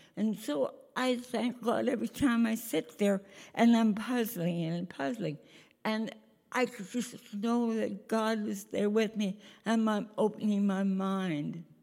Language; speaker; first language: English; native; English